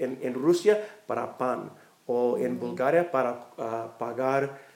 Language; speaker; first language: Spanish; non-native, fluent; English